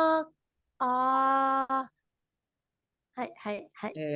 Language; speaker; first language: Japanese; non-native, learner; Indonesian